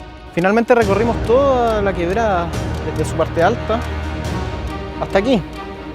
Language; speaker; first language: Spanish; native; Spanish